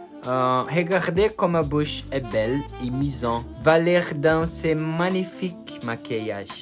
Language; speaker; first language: French; non-native, learner; Portuguese